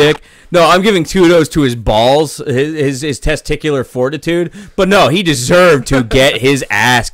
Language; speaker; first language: English; native; English